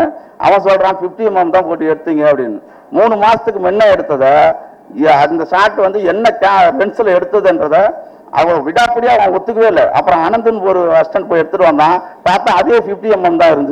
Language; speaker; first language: Tamil; native; Tamil